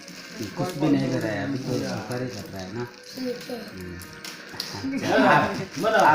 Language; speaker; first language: Hindi; non-native, local second language; Mizo